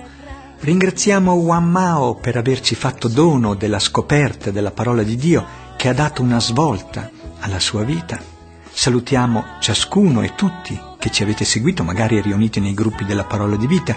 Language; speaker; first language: Italian; native; Italian